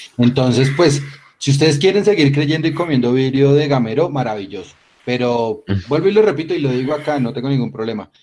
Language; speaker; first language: Spanish; native; Spanish